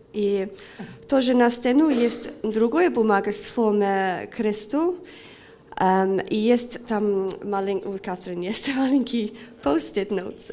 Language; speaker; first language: Russian; non-native, local second language; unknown